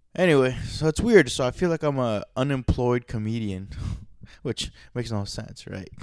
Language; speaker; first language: English; native; English